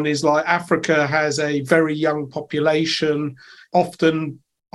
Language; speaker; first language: English; native; English